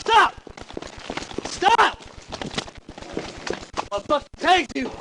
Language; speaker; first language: English; native; English